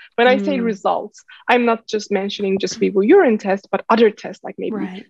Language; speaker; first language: English; non-native, fluent; Turkish